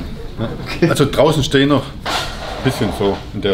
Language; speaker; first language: German; native; German